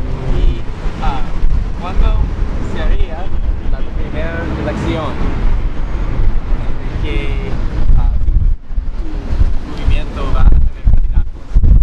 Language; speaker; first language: Spanish; non-native, learner; English